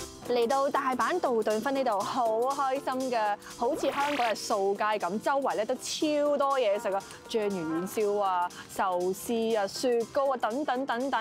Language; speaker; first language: Cantonese; native; Cantonese